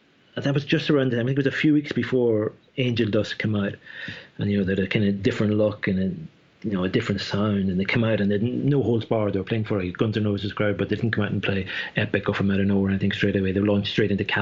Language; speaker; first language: English; native; English